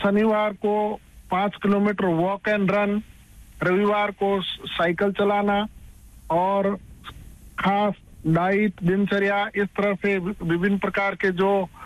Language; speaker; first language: Hindi; native; Hindi